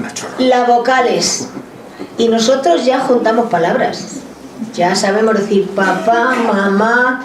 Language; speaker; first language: Spanish; native; Spanish